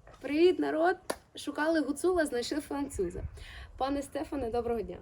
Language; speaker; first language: Ukrainian; native; Ukrainian